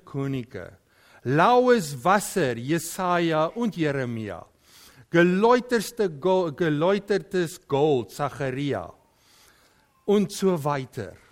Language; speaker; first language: German; non-native, fluent; Dutch